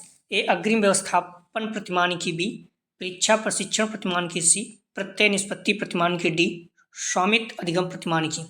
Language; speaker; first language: Hindi; native; Hindi